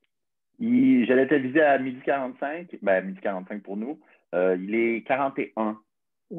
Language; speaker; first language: French; native; French